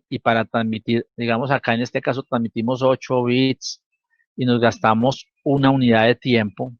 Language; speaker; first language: Spanish; native; Spanish